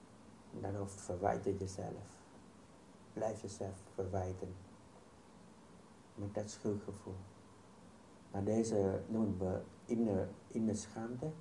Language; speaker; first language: Dutch; non-native, fluent; Vietnamese